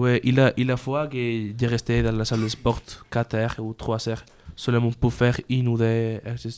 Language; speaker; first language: French; non-native, learner; Spanish